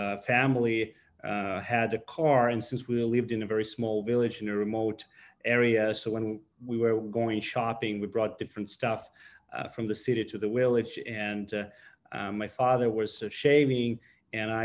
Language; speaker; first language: English; non-native, fluent; Ukrainian